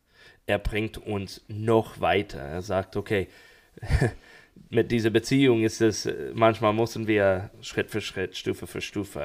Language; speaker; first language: German; non-native, fluent; English